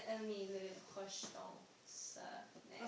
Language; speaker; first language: French; non-native, learner; English